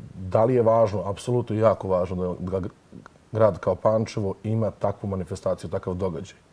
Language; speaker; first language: Serbian; native; Serbian